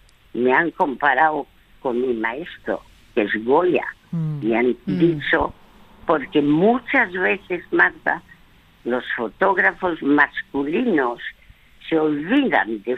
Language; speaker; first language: Spanish; early bilingual, other home language; French